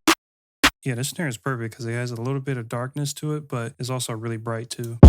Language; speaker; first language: English; native; English